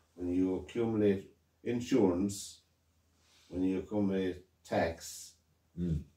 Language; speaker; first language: English; native; English